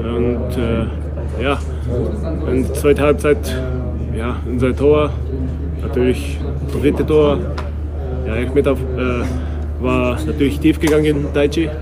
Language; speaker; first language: German; non-native, learner; Japanese